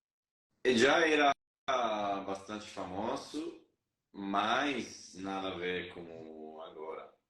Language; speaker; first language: Portuguese; non-native, fluent; Spanish